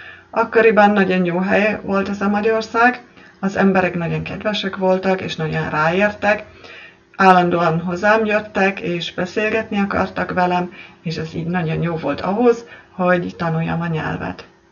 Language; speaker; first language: Hungarian; non-native, fluent; German